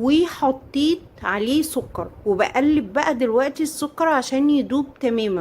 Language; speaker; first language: Arabic; native; Arabic